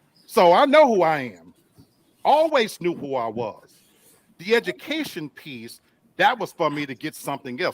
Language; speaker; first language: English; native; English